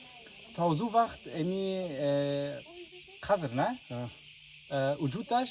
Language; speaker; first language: Persian; early bilingual, heritage; Persian